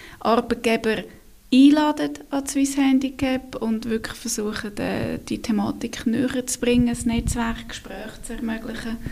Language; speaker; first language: German; native; German